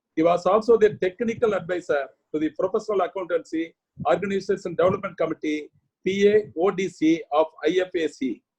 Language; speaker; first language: English; non-native, local second language; Tamil